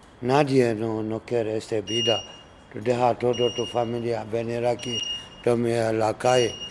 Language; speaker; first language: Spanish; non-native, learner; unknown